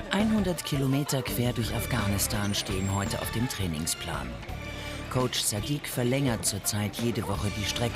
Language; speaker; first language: German; native; German